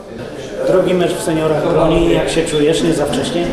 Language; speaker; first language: Polish; native; Polish